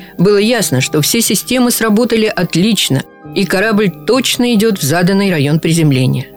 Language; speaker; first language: Russian; native; Russian